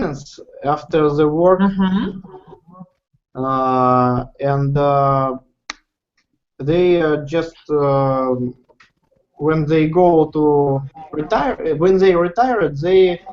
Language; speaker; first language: English; non-native, learner; Russian